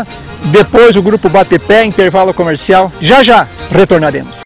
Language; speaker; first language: Portuguese; native; Portuguese